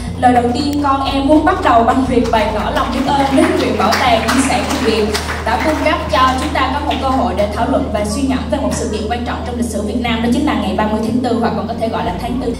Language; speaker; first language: Vietnamese; early bilingual, heritage; Vietnamese